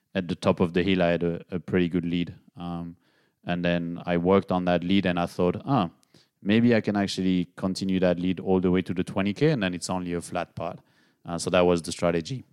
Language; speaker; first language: English; non-native, fluent; French